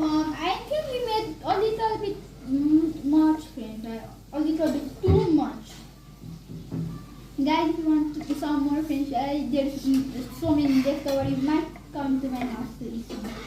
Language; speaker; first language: English; non-native, fluent; Nepali